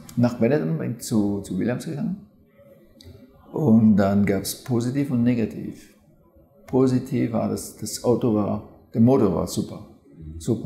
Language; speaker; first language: German; non-native, fluent; French